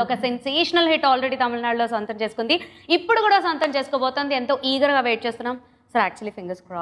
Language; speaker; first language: Telugu; native; Telugu